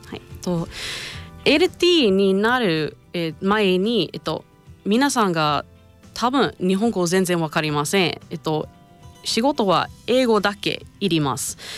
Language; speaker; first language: Japanese; non-native, learner; English